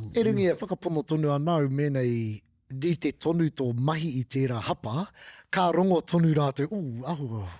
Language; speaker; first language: Māori; non-native, local second language; English